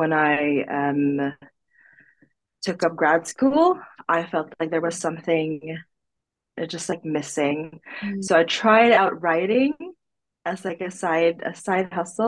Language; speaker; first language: English; non-native, local second language; Filipino